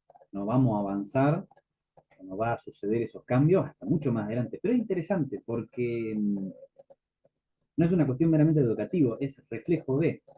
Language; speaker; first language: Spanish; native; Spanish